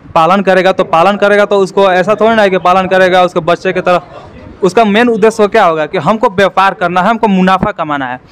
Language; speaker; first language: Hindi; native; Hindi